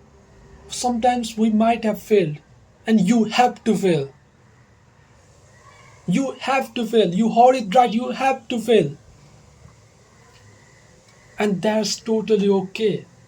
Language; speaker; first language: English; non-native, local second language; Nepali